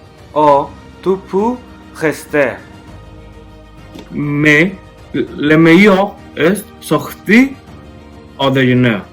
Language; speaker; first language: French; non-native, learner; Spanish